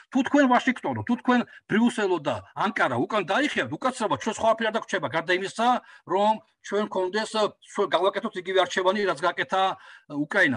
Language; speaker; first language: Georgian; native; Georgian